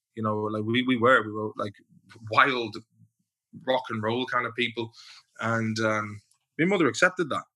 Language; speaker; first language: English; native; English